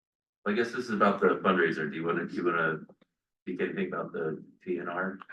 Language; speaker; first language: English; native; English